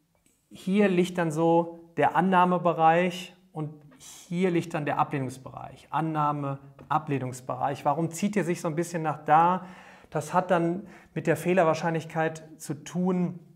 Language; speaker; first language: German; native; German